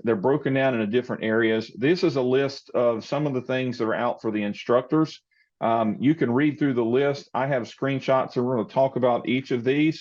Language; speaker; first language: English; native; English